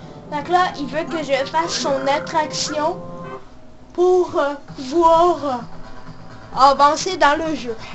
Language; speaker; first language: French; native; French